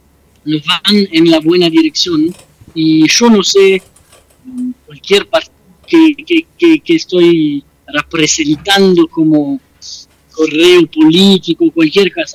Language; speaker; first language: Spanish; non-native, fluent; French